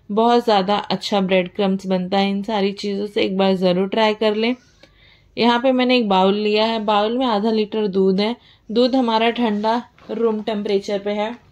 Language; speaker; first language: Hindi; native; Hindi